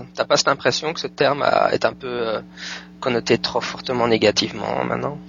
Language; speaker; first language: French; native; French